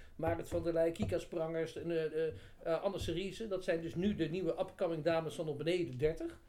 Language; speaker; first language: Dutch; native; Dutch